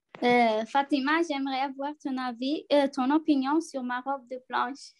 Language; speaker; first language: French; non-native, learner; Arabic